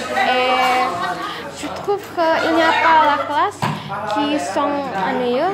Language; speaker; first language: French; non-native, learner; Indonesian